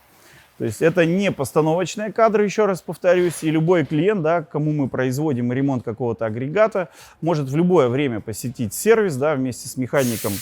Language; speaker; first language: Russian; native; Russian